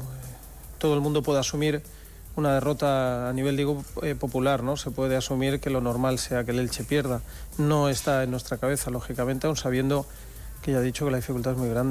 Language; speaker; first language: Spanish; native; Spanish